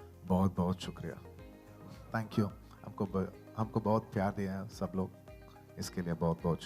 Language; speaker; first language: Hindi; non-native, local second language; Telugu